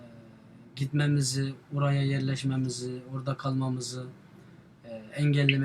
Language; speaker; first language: Turkish; non-native, fluent; Uyghur